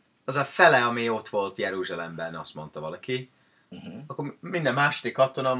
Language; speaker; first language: Hungarian; non-native, learner; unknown